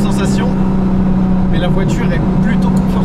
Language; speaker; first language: French; native; French